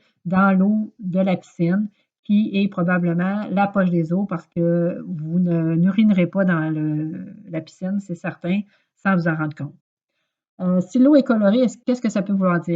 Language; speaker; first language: French; native; French